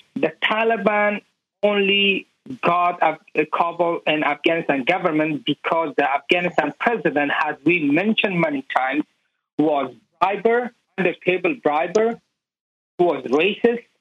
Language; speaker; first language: English; non-native, learner; Persian